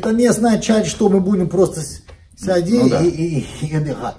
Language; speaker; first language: Russian; non-native, learner; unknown